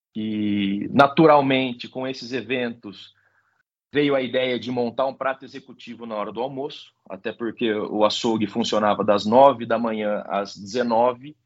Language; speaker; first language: Portuguese; native; Portuguese